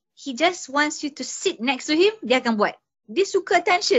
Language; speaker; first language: English; non-native, local second language; Malay